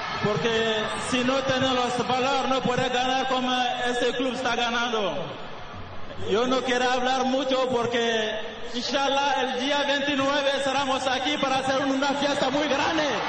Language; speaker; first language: Spanish; non-native, fluent; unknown